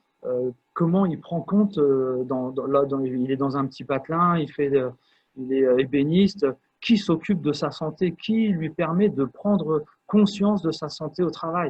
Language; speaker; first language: French; native; French